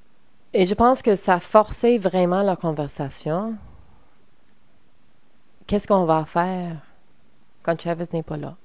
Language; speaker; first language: French; non-native, learner; English